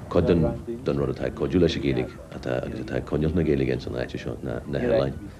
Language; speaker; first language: Irish; native; Irish